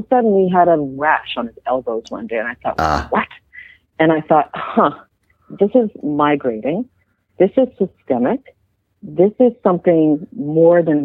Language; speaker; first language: English; native; English